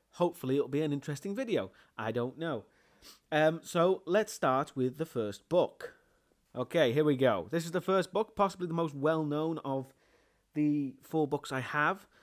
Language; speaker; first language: English; native; English